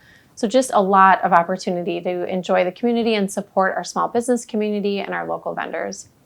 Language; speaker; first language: English; native; English